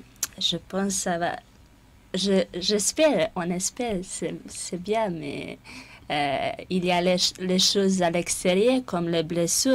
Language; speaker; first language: French; non-native, fluent; Serbian